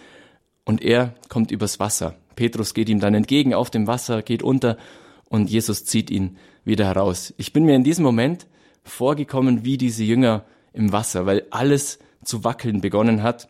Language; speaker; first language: German; native; German